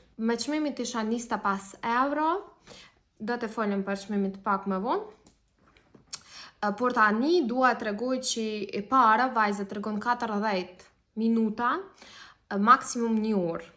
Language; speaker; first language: Albanian; non-native, learner; Russian